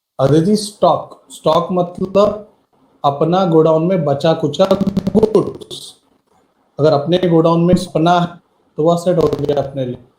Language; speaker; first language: Hindi; native; Hindi